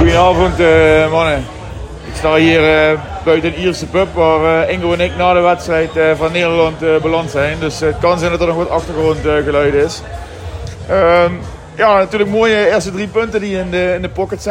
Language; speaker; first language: Dutch; native; Dutch